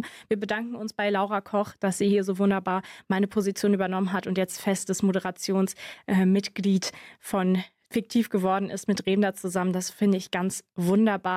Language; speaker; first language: German; native; German